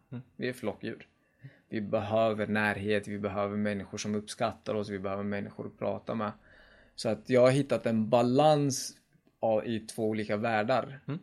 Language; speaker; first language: Swedish; early bilingual, other home language; Kurdish